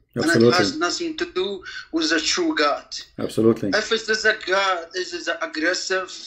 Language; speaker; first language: English; non-native, fluent; Kurdish